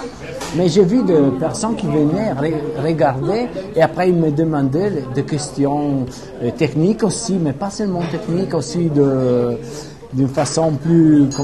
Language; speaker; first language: French; non-native, fluent; Italian